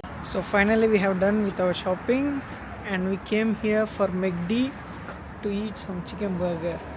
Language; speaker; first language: English; non-native, local second language; Telugu